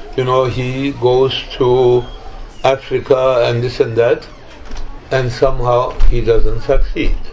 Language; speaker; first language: English; non-native, fluent; Turkish